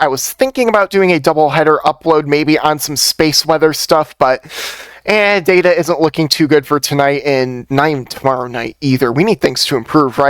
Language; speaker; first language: English; native; English